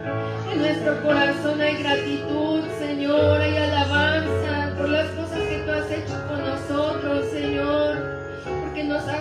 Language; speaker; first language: Spanish; native; Spanish